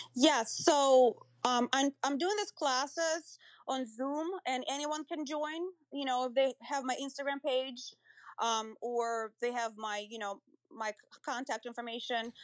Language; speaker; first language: English; non-native, fluent; Russian